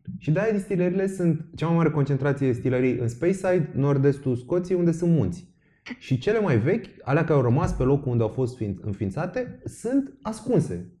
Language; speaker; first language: Romanian; native; Romanian